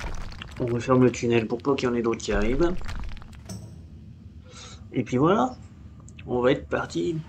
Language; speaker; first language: French; native; French